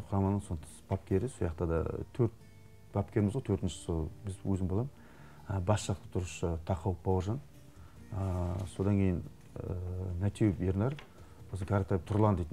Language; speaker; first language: Kazakh; native; Kazakh